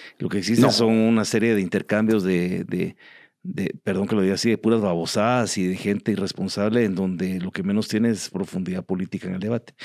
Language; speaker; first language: Spanish; native; Spanish